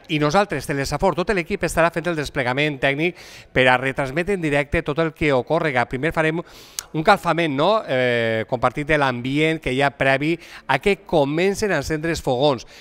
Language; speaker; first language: Catalan; native; Catalan